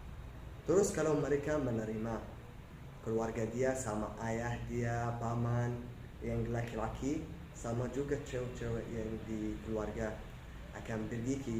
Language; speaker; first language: Indonesian; non-native, learner; Arabic